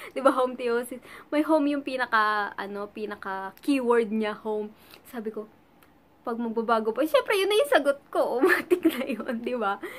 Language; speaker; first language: Filipino; native; Filipino